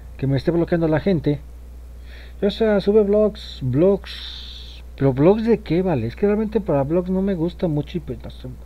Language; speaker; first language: Spanish; native; Spanish